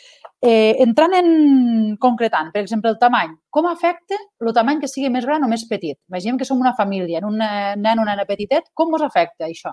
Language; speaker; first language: Catalan; native; Catalan